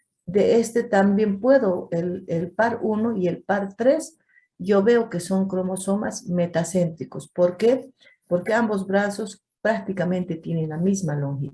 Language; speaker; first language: Spanish; native; Spanish